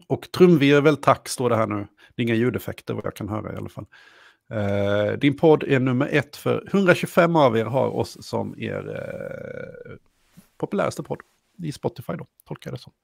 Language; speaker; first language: Swedish; native; Swedish